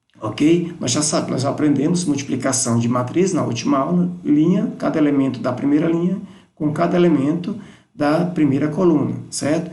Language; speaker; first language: Portuguese; native; Portuguese